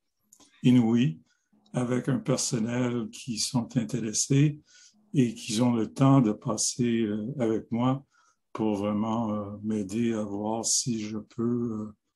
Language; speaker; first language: French; non-native, local second language; English